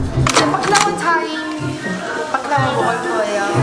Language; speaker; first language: Korean; non-native, learner; Portuguese